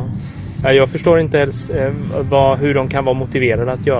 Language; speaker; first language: Swedish; native; Swedish